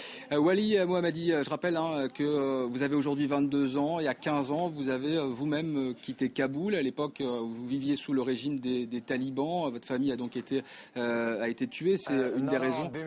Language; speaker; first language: French; native; French